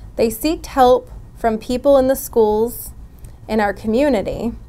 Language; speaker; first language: English; native; English